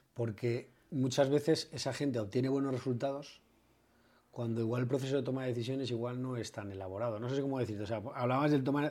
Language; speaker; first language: Spanish; native; Spanish